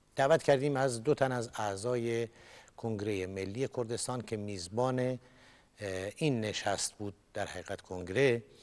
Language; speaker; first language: Persian; non-native, local second language; Kurdish